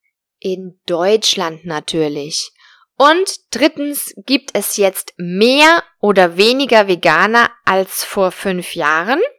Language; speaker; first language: German; non-native, fluent; Spanish